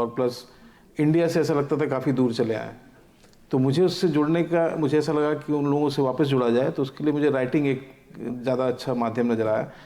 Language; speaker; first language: Hindi; native; Hindi